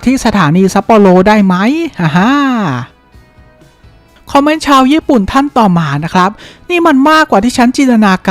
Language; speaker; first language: Thai; native; Thai